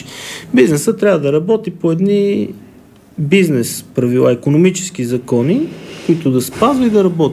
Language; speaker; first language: Bulgarian; native; Bulgarian